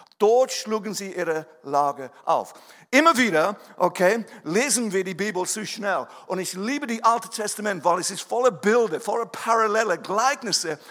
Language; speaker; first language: German; non-native, fluent; English